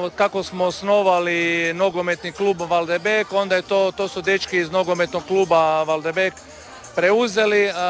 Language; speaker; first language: Croatian; native; Croatian